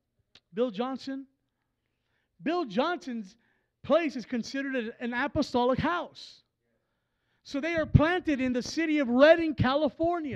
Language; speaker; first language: English; native; English